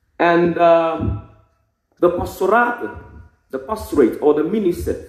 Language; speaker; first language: Dutch; non-native, fluent; Akan